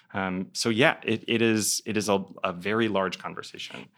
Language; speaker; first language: English; native; English